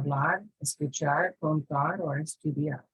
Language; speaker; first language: Spanish; non-native, fluent; English